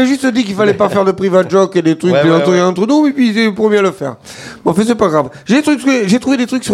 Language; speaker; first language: French; native; French